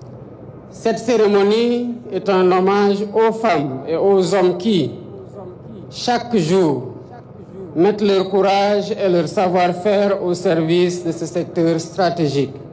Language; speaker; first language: French; non-native, local second language; Wolof